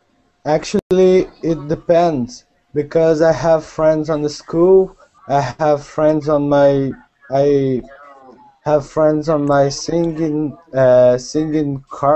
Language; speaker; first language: English; non-native, learner; Portuguese